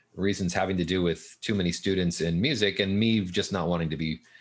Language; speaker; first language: English; native; English